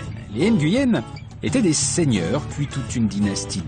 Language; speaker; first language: French; native; French